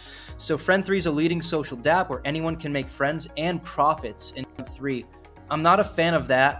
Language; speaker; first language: English; native; English